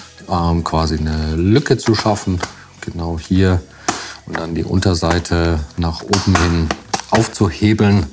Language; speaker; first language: German; native; German